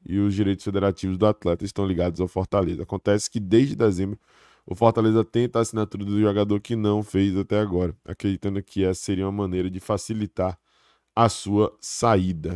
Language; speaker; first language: Portuguese; native; Portuguese